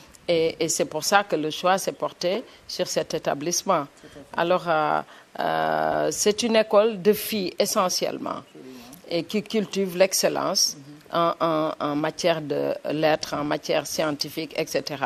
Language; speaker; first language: French; non-native, local second language; Wolof